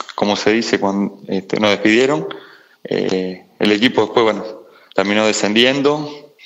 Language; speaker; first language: Spanish; native; Spanish